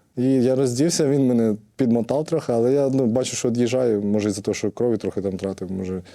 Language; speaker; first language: Ukrainian; native; Ukrainian